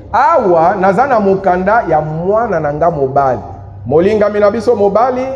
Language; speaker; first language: Lingala; native; Lingala